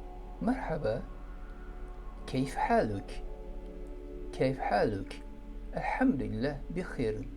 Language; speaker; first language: Arabic; non-native, fluent; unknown